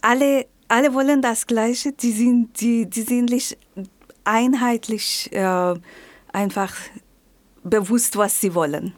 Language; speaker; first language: German; non-native, fluent; Persian